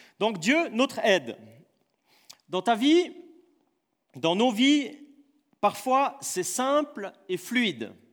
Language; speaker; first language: French; native; French